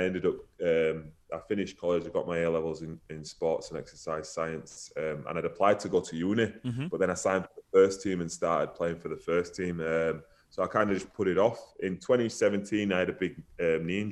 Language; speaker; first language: English; native; English